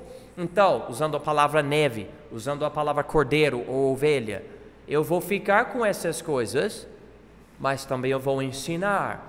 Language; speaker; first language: Portuguese; non-native, fluent; English